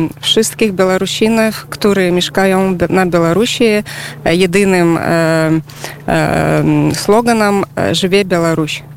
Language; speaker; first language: Polish; non-native, learner; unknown